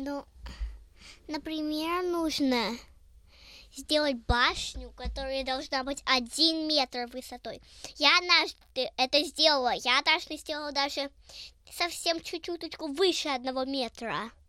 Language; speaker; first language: Russian; early bilingual, heritage; Russian